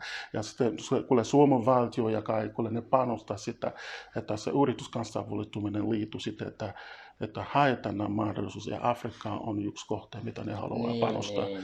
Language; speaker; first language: Finnish; non-native, fluent; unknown